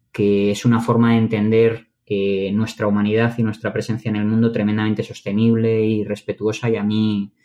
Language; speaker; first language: Spanish; native; Spanish